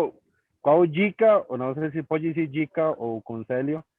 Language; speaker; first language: Portuguese; non-native, learner; Spanish